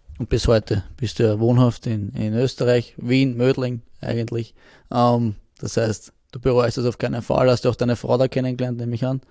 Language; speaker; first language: German; native; German